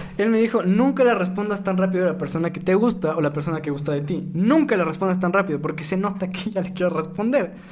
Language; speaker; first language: Spanish; native; Spanish